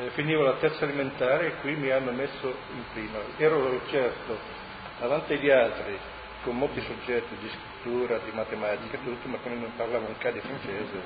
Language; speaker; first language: Italian; early bilingual, heritage; Italian